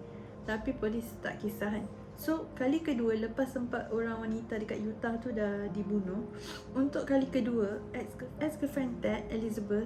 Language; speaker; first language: Malay; native; Malay